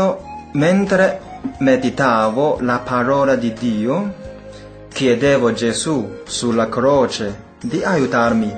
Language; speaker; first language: Italian; non-native, fluent; Chinese